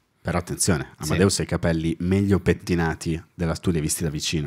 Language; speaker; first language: Italian; native; Italian